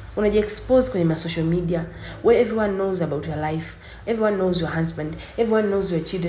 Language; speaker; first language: English; non-native, local second language; Swahili